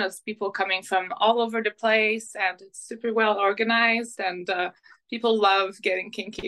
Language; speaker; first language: English; non-native, fluent; French